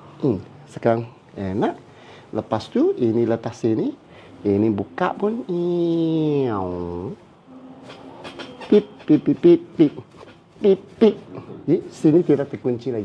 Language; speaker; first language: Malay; non-native, local second language; Cantonese